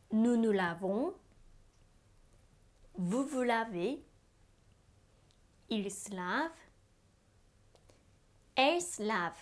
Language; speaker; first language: French; non-native, fluent; Japanese